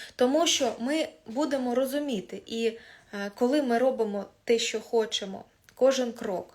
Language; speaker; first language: Ukrainian; non-native, local second language; Russian